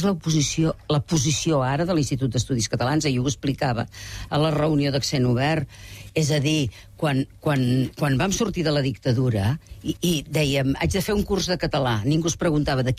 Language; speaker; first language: Catalan; native; Catalan